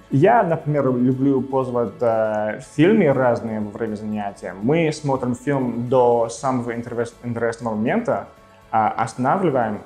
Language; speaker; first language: Russian; non-native, fluent; English